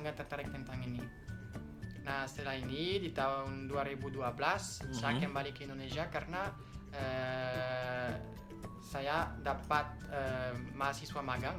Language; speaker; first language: Indonesian; non-native, fluent; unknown